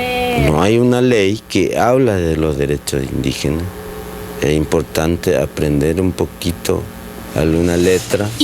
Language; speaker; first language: Spanish; non-native, local second language; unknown